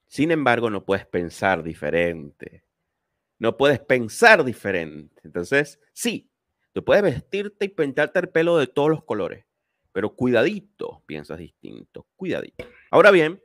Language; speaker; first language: Spanish; native; Spanish